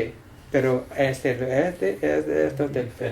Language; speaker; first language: Spanish; non-native, fluent; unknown